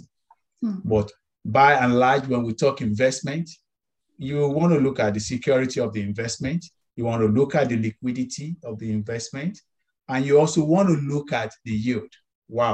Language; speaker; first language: English; non-native, local second language; Yoruba